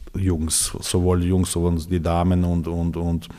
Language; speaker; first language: German; non-native, fluent; Serbian